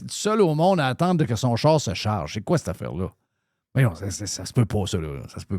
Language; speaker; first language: French; native; French